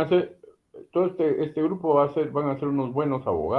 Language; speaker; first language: Spanish; native; Spanish